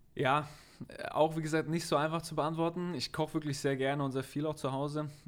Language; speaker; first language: German; native; German